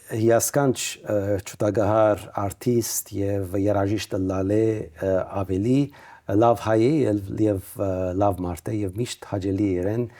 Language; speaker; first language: Armenian; native; Armenian